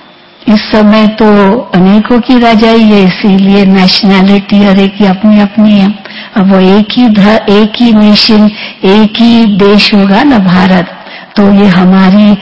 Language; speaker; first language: Hindi; native; Hindi